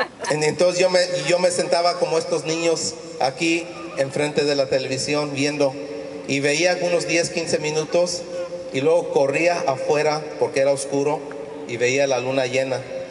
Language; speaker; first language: Spanish; early bilingual, heritage; Spanish